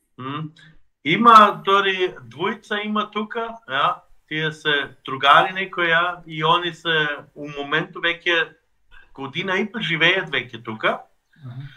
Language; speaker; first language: Macedonian; non-native, fluent; German